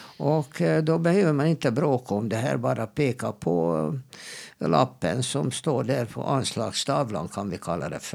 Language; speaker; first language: Swedish; non-native, fluent; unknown